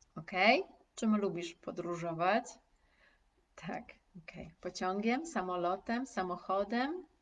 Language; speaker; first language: Polish; native; Polish